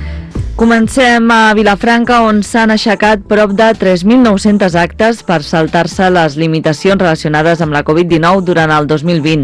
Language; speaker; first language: Catalan; native; Catalan